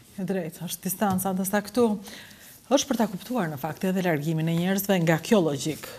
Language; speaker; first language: Albanian; native; Albanian